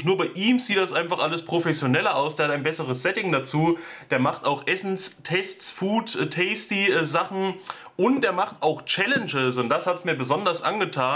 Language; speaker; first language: German; native; German